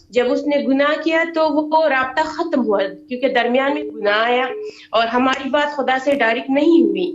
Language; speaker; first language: Hindi; non-native, fluent; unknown